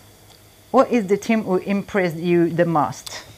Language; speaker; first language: English; non-native, learner; French